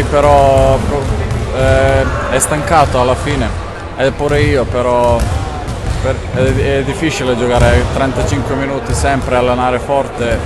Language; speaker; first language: Italian; non-native, fluent; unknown